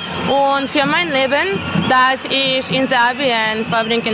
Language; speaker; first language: German; non-native, learner; Serbian